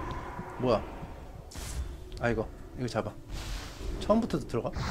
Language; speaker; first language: Korean; native; Korean